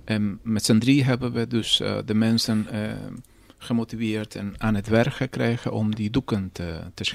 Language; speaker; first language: Dutch; non-native, fluent; Spanish